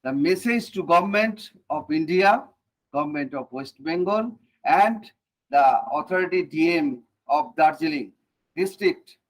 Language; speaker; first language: English; non-native, local second language; Bangla